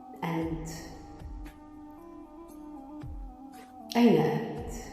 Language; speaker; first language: Arabic; non-native, local second language; Kurdish